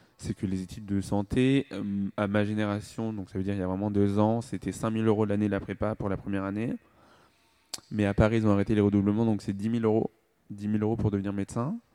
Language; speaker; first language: French; native; French